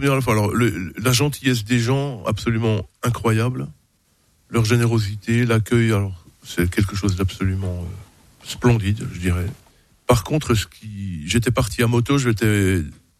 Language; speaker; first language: French; native; French